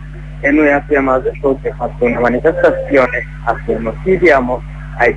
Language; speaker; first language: Italian; non-native, learner; Bangla